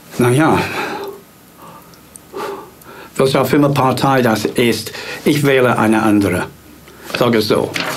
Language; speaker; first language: German; non-native, fluent; English